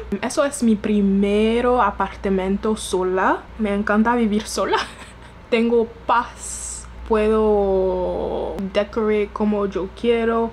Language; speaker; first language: Spanish; non-native, learner; French